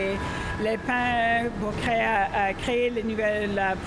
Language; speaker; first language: French; non-native, fluent; English